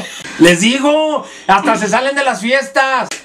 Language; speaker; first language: Spanish; native; Spanish